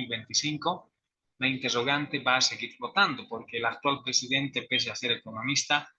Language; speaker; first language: Spanish; native; Spanish